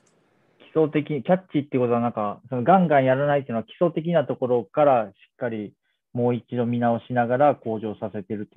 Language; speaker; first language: Japanese; native; Japanese